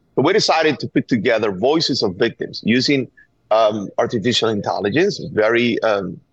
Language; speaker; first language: English; non-native, fluent; Spanish